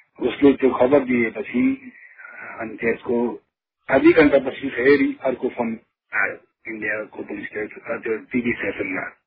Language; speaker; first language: Nepali; native; Nepali